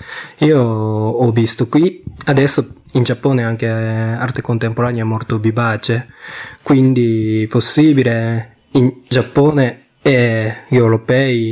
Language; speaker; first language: Italian; non-native, learner; Japanese